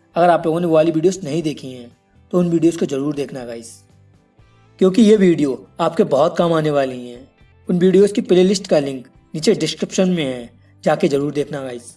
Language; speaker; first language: Hindi; native; Hindi